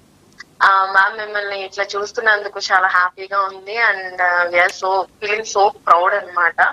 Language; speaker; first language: Telugu; native; Telugu